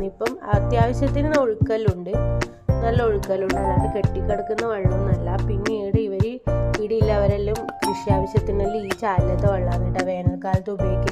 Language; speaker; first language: Malayalam; native; Malayalam